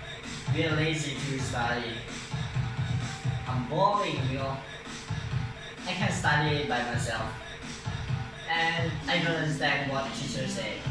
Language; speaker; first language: English; non-native, learner; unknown